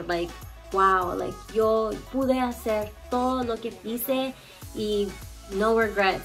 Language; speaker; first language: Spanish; early bilingual, heritage; Spanish